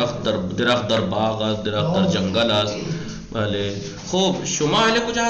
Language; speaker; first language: Persian; non-native, fluent; Urdu